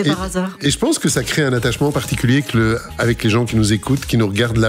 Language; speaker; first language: French; native; French